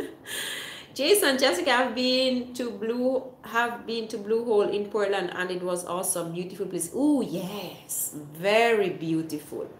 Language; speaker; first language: English; non-native, fluent; Swiss German